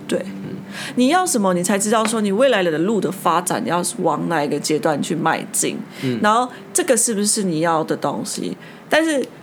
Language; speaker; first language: Chinese; native; Chinese